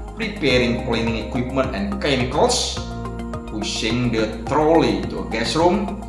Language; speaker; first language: English; non-native, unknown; Indonesian